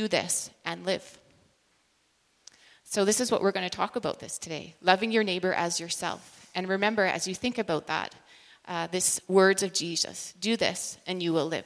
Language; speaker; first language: English; native; English